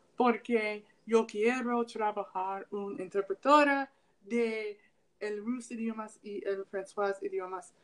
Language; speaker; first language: Spanish; non-native, learner; English